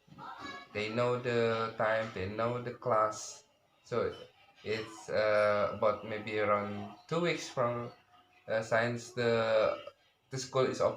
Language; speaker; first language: English; non-native, learner; Indonesian